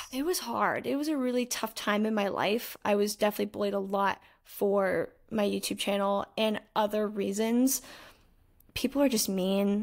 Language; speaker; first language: English; native; English